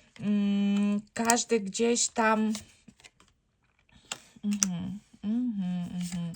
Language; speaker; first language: Polish; non-native, learner; Ukrainian